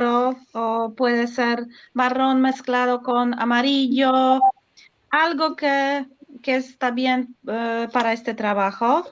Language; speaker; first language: Spanish; non-native, learner; Polish